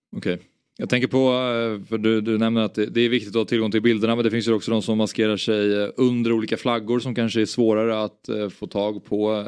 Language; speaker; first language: Swedish; native; Swedish